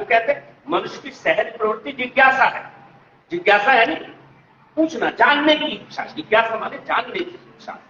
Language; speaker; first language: Hindi; native; Hindi